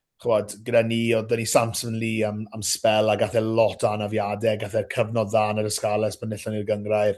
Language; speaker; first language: Welsh; native; Welsh